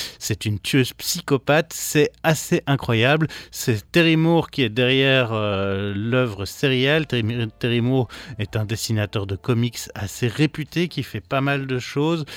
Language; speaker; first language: French; native; French